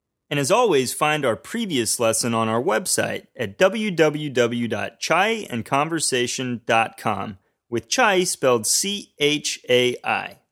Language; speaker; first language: English; native; English